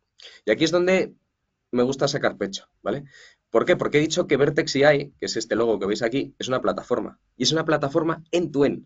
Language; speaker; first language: Spanish; native; Spanish